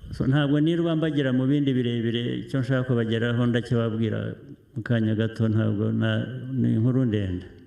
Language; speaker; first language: Kinyarwanda; early bilingual, heritage; Kinyarwanda